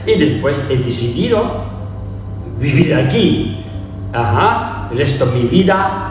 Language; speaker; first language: Spanish; non-native, learner; Tibetan